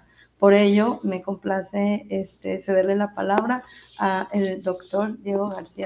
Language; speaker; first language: Spanish; native; Spanish